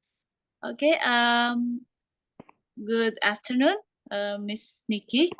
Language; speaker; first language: English; non-native, learner; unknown